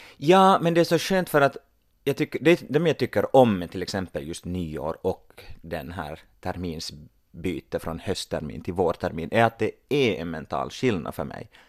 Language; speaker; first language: Swedish; native; Swedish